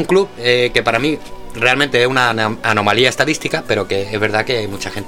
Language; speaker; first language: Spanish; native; Spanish